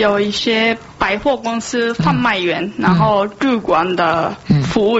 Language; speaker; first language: Chinese; non-native, learner; Japanese